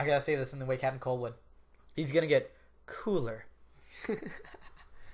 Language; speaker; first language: English; native; English